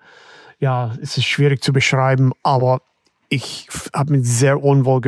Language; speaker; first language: German; non-native, fluent; English